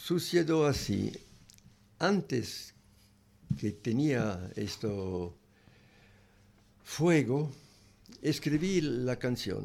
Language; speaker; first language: Spanish; non-native, learner; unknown